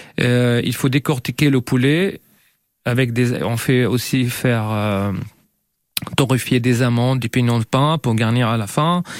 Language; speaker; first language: French; non-native, local second language; Arabic